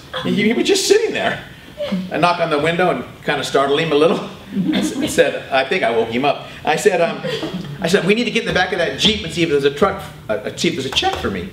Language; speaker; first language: English; native; English